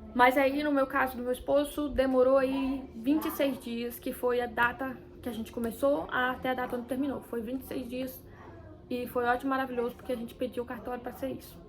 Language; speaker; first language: Portuguese; native; Portuguese